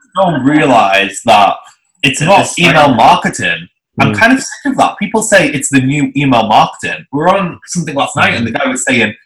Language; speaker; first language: English; native; English